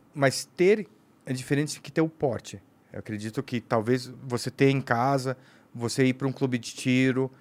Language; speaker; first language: Portuguese; native; Portuguese